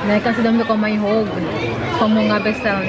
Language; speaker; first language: Swedish; non-native, learner; Indonesian